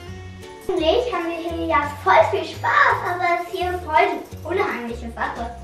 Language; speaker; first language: German; native; German